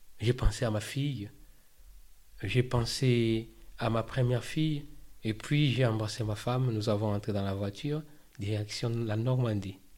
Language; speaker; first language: French; non-native, local second language; Lingala